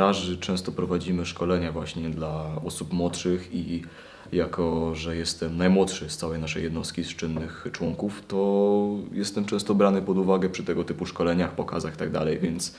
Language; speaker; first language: Polish; native; Polish